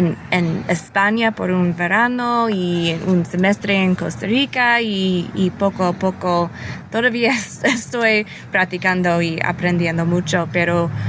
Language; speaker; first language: Spanish; early bilingual, heritage; English